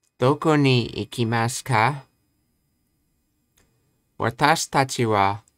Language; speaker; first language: Japanese; non-native, learner; English